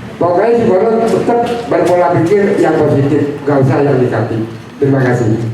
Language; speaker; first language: Indonesian; non-native, local second language; Javanese